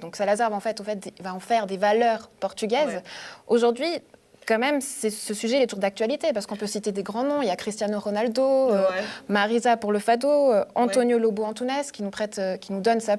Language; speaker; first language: French; native; French